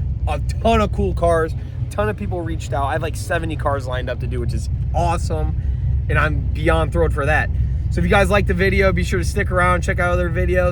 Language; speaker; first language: English; native; English